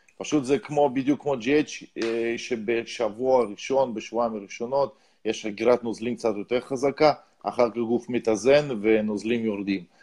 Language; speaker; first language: Hebrew; non-native, fluent; Russian